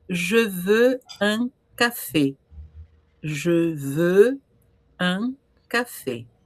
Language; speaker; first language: French; non-native, fluent; Portuguese